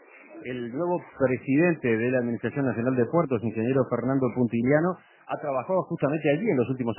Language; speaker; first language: Spanish; native; Spanish